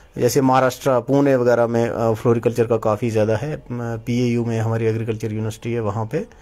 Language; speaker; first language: Hindi; non-native, local second language; Kashmiri